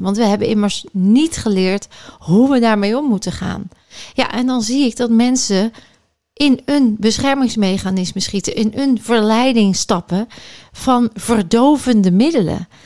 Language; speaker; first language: Dutch; native; Dutch